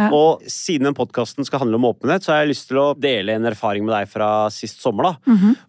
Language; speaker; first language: Norwegian; early bilingual, other home language; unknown